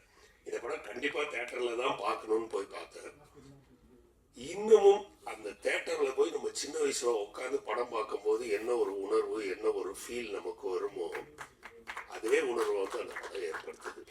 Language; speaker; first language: Tamil; native; Tamil